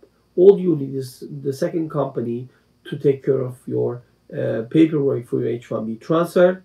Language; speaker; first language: English; non-native, fluent; Turkish